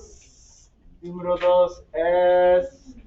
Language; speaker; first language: Spanish; non-native, fluent; English